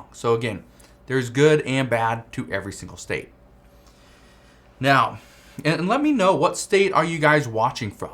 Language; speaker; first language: English; native; English